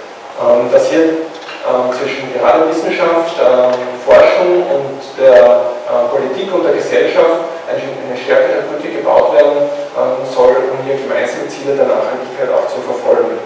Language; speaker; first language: German; native; German